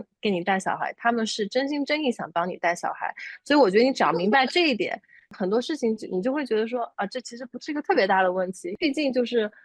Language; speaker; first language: Chinese; native; Chinese